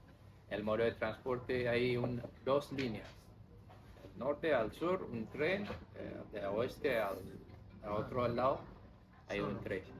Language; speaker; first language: Spanish; non-native, fluent; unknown